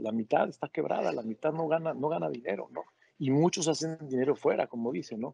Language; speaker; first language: Spanish; native; Spanish